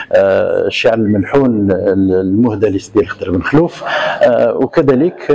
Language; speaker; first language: Arabic; native; Arabic